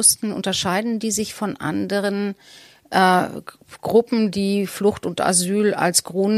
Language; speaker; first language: German; native; German